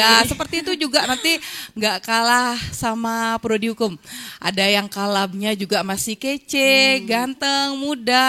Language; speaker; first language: Indonesian; native; Indonesian